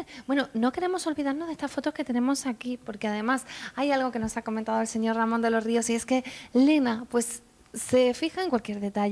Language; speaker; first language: Spanish; native; Spanish